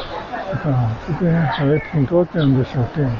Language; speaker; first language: Chinese; native; Chinese